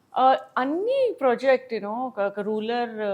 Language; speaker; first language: Telugu; non-native, local second language; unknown